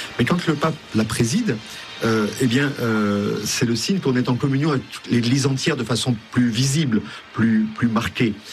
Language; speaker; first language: French; native; French